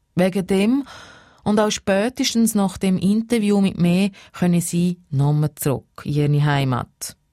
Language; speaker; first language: German; native; German